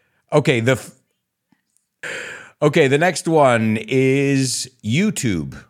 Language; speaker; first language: English; native; English